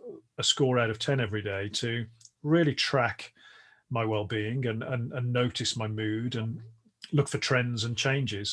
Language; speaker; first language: English; native; English